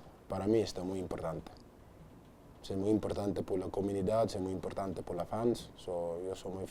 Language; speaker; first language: Spanish; non-native, learner; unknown